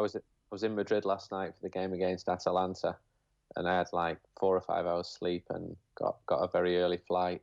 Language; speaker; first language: English; native; English